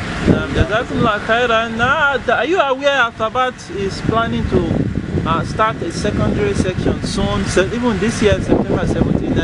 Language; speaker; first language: English; non-native, local second language; Yoruba